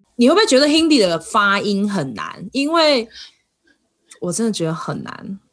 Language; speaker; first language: Chinese; native; Chinese